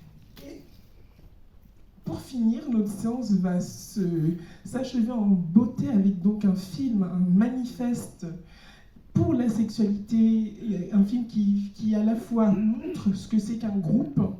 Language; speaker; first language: French; native; French